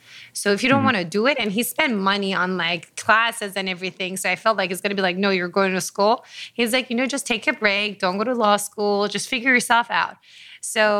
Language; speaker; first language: English; non-native, fluent; Persian